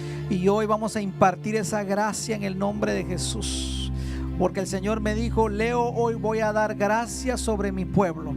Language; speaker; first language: Spanish; native; Spanish